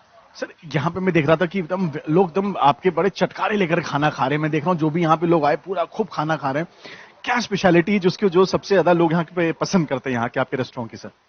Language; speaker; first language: Hindi; native; Hindi